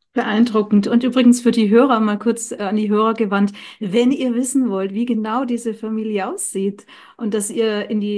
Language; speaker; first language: German; native; German